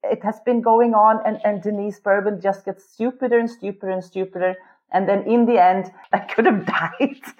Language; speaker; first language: English; non-native, fluent; Swedish